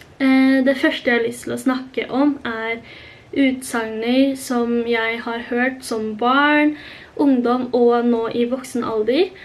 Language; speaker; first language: Norwegian; early bilingual, other home language; Korean